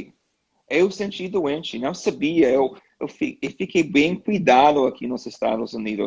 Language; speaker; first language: Portuguese; non-native, learner; English